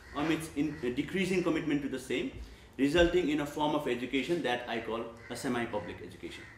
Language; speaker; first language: English; non-native, local second language; Nepali